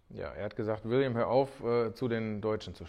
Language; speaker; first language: German; native; German